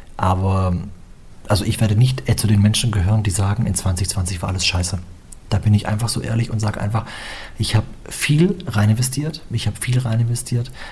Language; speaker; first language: German; native; German